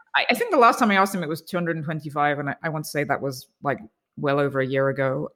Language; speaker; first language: English; native; English